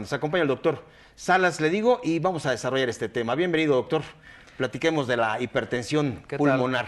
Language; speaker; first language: Spanish; native; Spanish